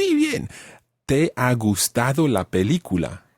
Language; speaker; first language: Spanish; non-native, fluent; English